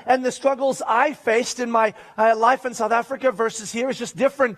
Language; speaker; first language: English; native; English